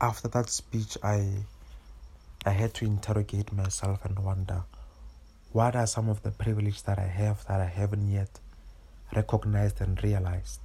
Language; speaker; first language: English; non-native, local second language; Northern Sotho